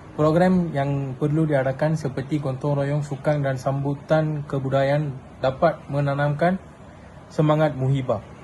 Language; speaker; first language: Malay; non-native, local second language; Tamil